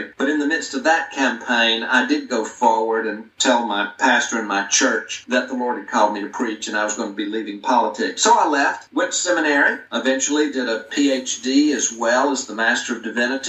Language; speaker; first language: English; native; English